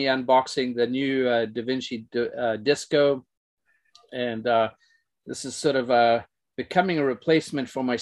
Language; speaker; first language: English; native; English